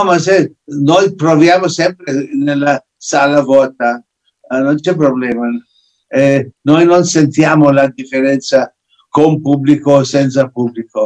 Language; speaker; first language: Italian; non-native, fluent; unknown